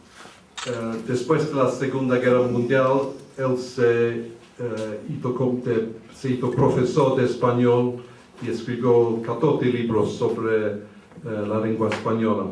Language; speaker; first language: Spanish; early bilingual, heritage; English